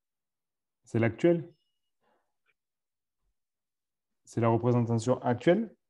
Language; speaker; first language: French; native; French